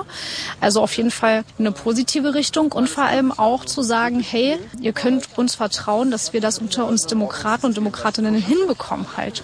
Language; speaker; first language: German; native; German